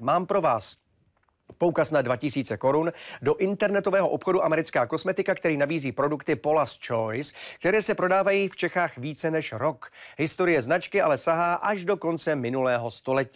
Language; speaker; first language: Czech; native; Czech